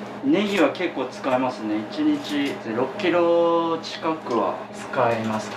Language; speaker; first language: Japanese; native; Japanese